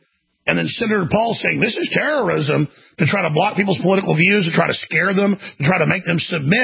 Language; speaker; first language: English; native; English